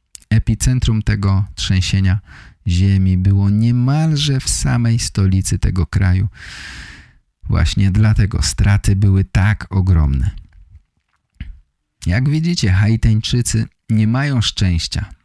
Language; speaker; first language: Polish; native; Polish